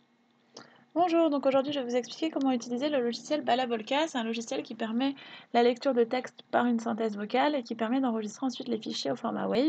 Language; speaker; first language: French; native; French